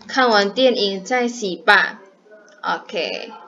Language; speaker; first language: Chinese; non-native, fluent; Indonesian